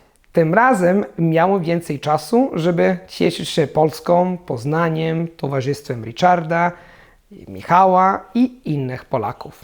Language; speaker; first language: Polish; non-native, fluent; Italian